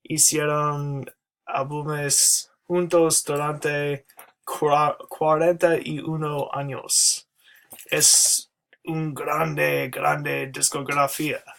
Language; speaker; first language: Spanish; non-native, learner; English